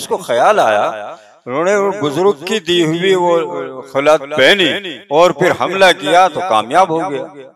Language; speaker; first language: Urdu; native; Urdu